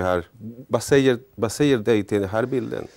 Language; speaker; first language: Swedish; non-native, learner; Spanish